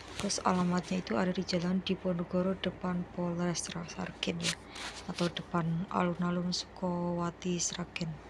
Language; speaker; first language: Indonesian; non-native, local second language; Javanese